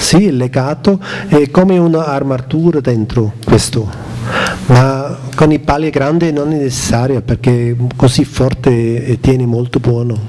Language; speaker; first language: Italian; non-native, learner; German